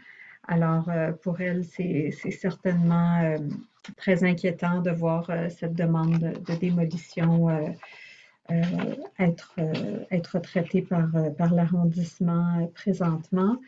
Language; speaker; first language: French; native; French